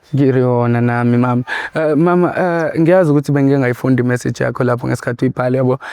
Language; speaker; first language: Zulu; non-native, local second language; Xhosa